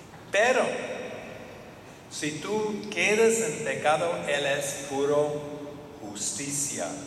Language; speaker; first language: Spanish; non-native, fluent; English